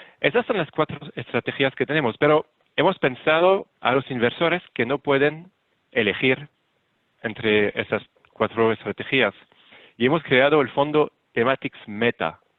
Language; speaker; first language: Spanish; non-native, fluent; French